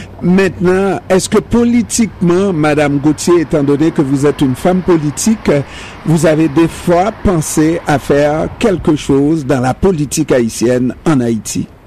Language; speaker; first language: French; non-native, local second language; Haitian Creole